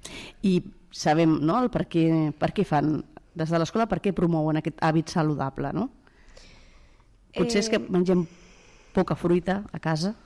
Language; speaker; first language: Catalan; native; Catalan